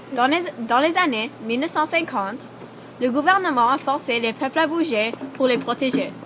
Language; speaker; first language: French; non-native, local second language; English